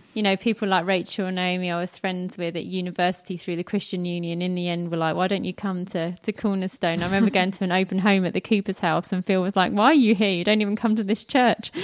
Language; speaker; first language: English; native; English